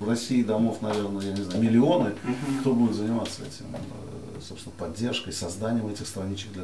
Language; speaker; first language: Russian; native; Russian